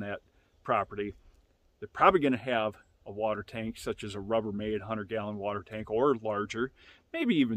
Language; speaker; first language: English; native; English